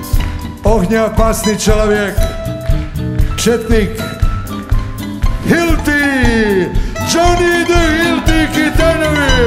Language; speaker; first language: Russian; non-native, learner; Serbian